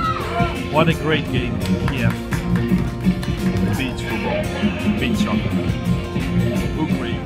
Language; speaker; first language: English; non-native, fluent; Dutch